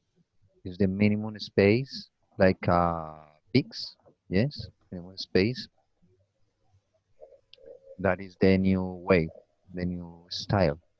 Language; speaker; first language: English; non-native, learner; Spanish